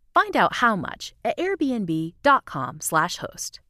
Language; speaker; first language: English; native; English